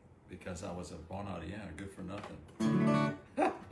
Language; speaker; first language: English; early bilingual, other home language; French